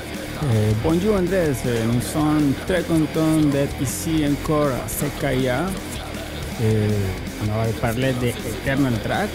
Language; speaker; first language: French; non-native, fluent; Spanish